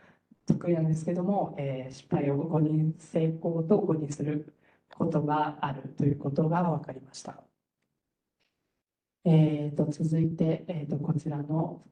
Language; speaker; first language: Japanese; native; Japanese